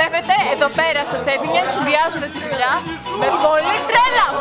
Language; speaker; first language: Greek; native; Greek